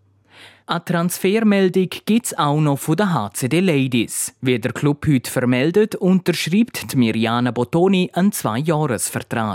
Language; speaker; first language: German; native; German